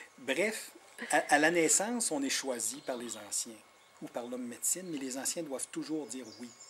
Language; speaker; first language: French; non-native, local second language; Innu-aimun